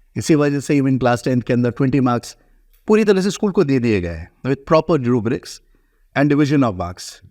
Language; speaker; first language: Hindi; native; Hindi